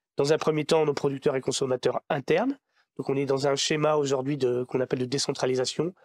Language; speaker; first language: French; native; French